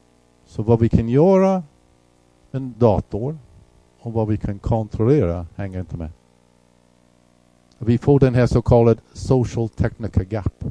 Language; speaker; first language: Swedish; non-native, fluent; English